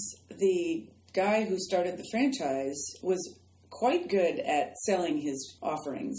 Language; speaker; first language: English; native; English